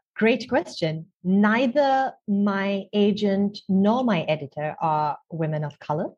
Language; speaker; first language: English; non-native, local second language; Sinhala